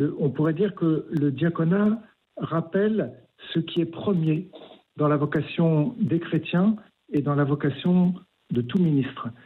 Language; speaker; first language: French; native; French